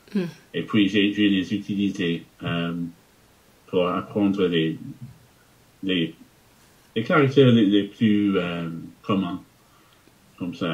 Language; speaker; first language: French; non-native, fluent; English